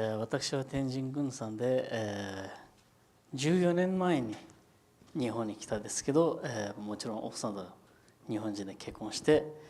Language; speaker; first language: Japanese; non-native, fluent; Tibetan